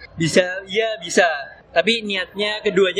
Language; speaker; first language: Indonesian; native; Indonesian